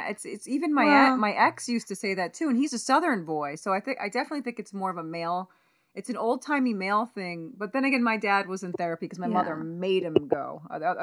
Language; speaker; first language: English; early bilingual, other home language; Spanish